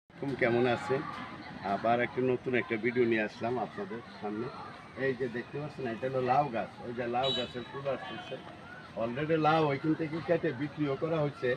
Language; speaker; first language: Bangla; native; Bangla